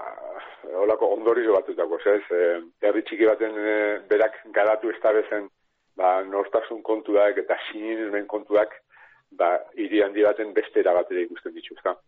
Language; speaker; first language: Basque; native; Basque